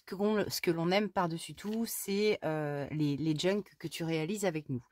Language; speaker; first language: French; native; French